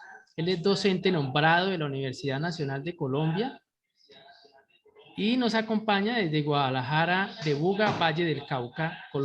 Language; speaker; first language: Spanish; native; Spanish